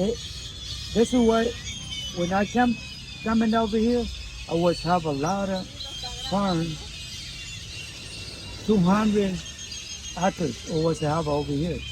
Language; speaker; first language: English; non-native, learner; Spanish